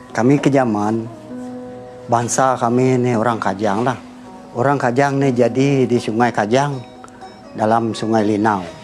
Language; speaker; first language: Malay; non-native, local second language; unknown